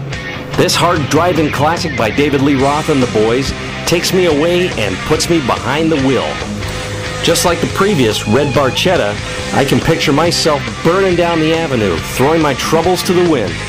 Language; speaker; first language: English; native; English